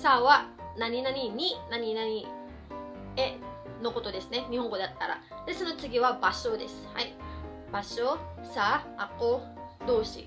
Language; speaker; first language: Japanese; non-native, fluent; Filipino